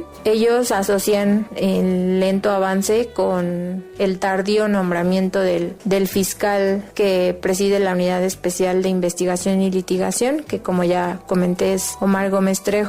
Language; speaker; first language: Spanish; native; Spanish